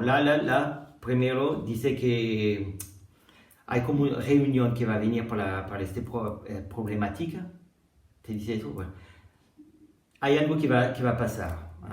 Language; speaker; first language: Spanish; non-native, learner; French